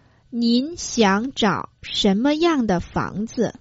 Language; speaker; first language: Chinese; non-native, learner; Croatian